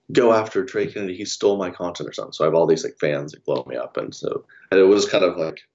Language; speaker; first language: English; native; English